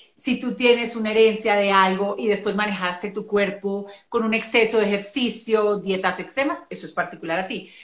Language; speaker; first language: Spanish; native; Spanish